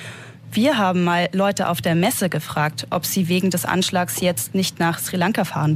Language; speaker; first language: German; native; German